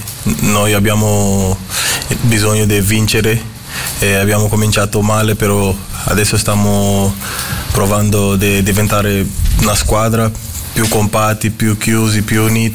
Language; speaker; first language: Italian; non-native, fluent; Portuguese